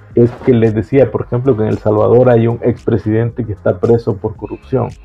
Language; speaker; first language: Spanish; native; Spanish